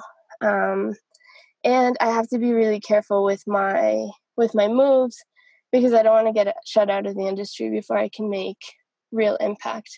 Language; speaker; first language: English; native; English